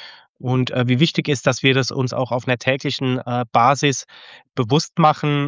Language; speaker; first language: German; native; German